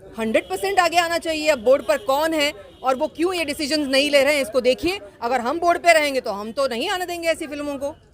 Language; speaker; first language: Hindi; non-native, local second language; Kannada